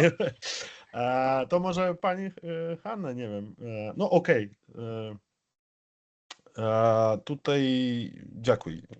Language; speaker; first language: Polish; non-native, fluent; Belarusian